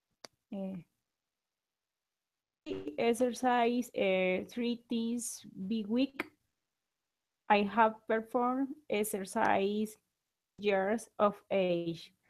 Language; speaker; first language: English; non-native, learner; Spanish